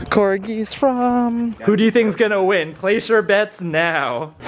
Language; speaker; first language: English; native; English